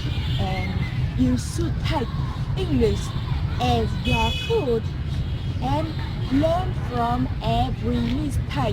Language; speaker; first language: English; non-native, learner; Thai